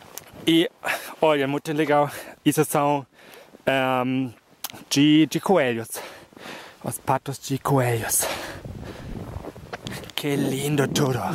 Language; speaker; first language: Portuguese; non-native, fluent; German